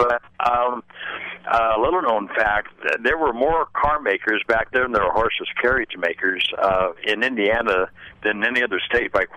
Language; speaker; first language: English; native; English